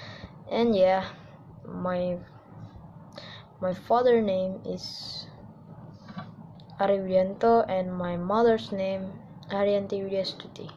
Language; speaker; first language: English; non-native, learner; Indonesian